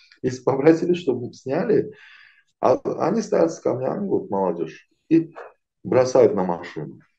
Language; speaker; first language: Russian; non-native, local second language; Azerbaijani